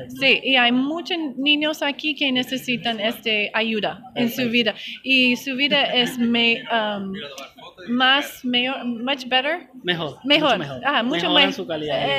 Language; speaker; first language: Spanish; non-native, learner; English